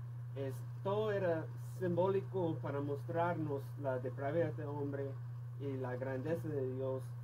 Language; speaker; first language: Spanish; non-native, fluent; English